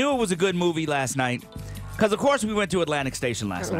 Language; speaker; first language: English; native; English